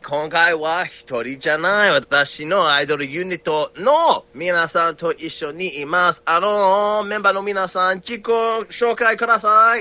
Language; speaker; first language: Japanese; non-native, learner; English